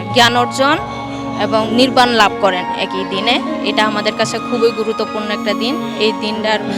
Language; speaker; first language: Bangla; non-native, local second language; Marma